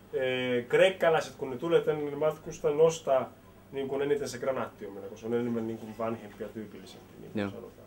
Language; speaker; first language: Finnish; early bilingual, heritage; Finnish